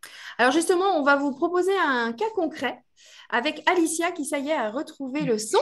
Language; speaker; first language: French; native; French